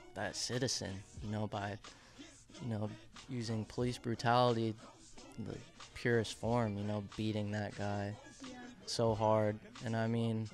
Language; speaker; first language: English; native; English